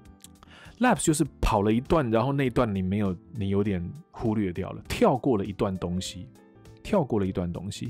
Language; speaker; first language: Chinese; native; Chinese